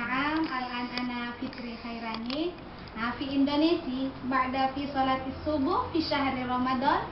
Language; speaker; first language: Arabic; non-native, learner; Indonesian